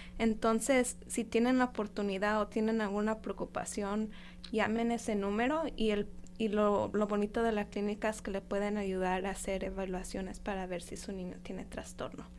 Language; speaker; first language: Spanish; non-native, fluent; English